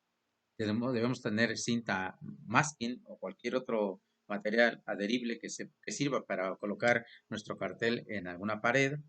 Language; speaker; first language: Spanish; native; Spanish